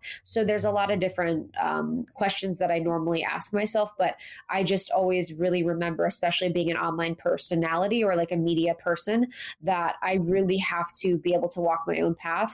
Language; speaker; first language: English; native; English